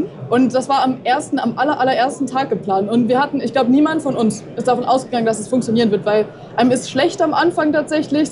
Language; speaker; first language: German; native; German